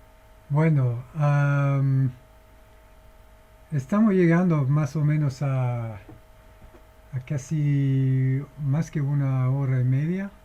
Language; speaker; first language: Spanish; non-native, fluent; English